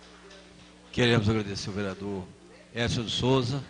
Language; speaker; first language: Portuguese; native; Portuguese